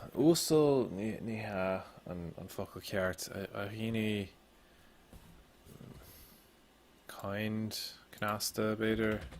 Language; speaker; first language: Irish; non-native, local second language; English